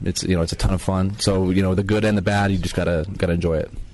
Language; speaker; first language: English; native; English